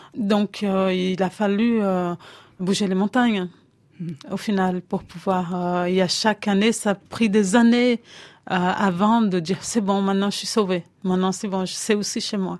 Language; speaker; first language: French; non-native, fluent; Portuguese